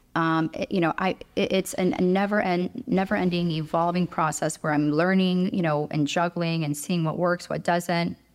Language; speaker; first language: English; early bilingual, other home language; Romanian